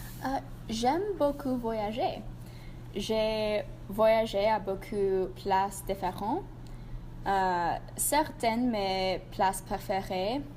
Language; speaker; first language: French; non-native, learner; English